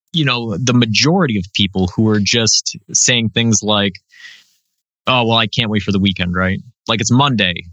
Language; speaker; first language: English; native; English